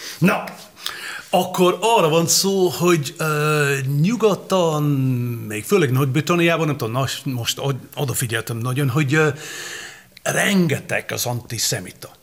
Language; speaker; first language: Hungarian; non-native, learner; English